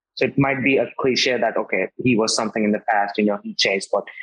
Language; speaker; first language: English; non-native, local second language; Hindi